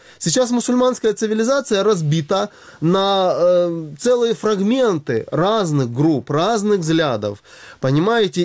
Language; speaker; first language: Russian; native; Russian